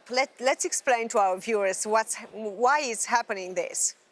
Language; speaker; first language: English; non-native, fluent; Romanian